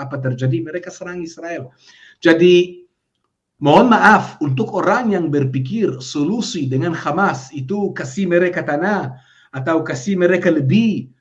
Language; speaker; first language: Indonesian; non-native, fluent; Hebrew